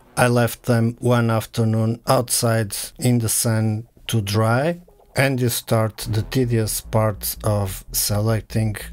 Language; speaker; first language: English; non-native, fluent; Portuguese